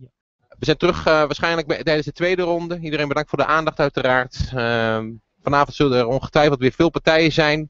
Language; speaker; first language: Dutch; native; Dutch